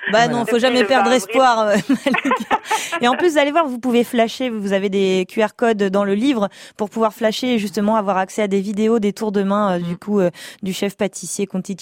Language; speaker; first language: French; native; French